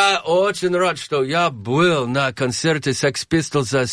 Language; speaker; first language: Russian; non-native, learner; English